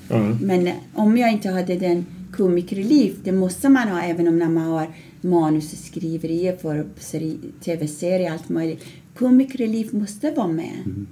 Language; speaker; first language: Swedish; non-native, fluent; Persian